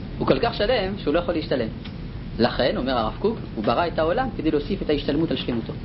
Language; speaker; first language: Hebrew; non-native, fluent; French